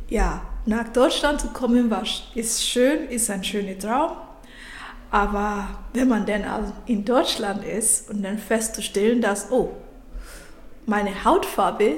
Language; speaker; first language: German; non-native, fluent; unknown